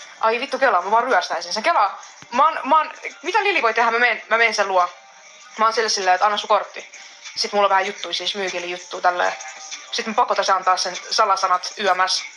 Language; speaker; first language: Finnish; native; Finnish